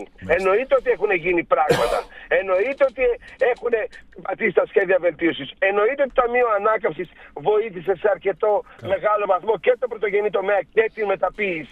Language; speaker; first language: Greek; native; Greek